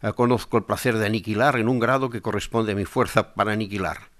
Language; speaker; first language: Spanish; non-native, local second language; Catalan